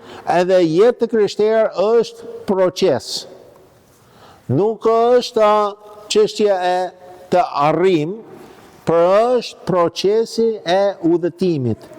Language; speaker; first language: Albanian; non-native, fluent; English